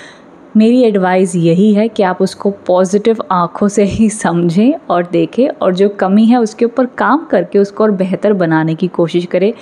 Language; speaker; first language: Hindi; native; Hindi